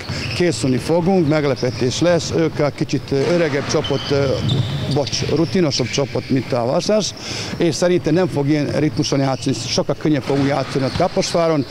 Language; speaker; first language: Hungarian; non-native, learner; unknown